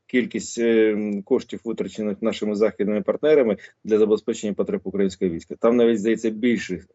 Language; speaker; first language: Ukrainian; native; Ukrainian